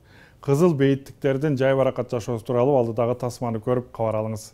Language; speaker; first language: Kyrgyz; native; Kyrgyz